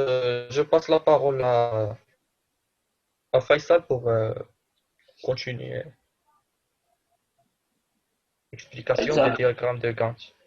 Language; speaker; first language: French; non-native, local second language; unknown